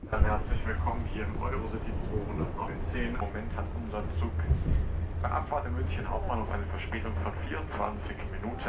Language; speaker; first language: German; native; German